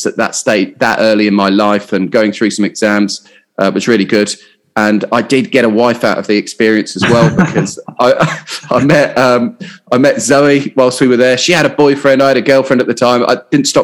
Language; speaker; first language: English; native; English